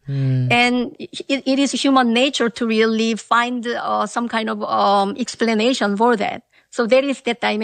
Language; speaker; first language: English; non-native, fluent; Korean